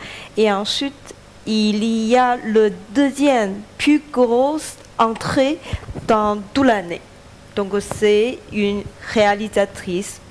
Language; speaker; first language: French; non-native, learner; Chinese